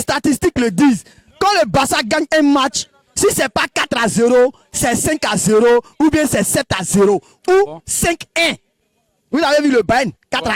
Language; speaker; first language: French; non-native, local second language; Wolof